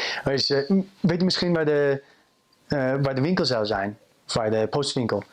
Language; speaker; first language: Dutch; non-native, fluent; English